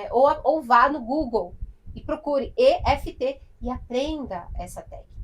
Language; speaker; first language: Portuguese; native; Portuguese